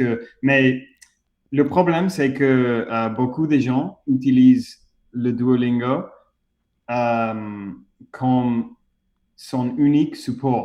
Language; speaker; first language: French; non-native, fluent; English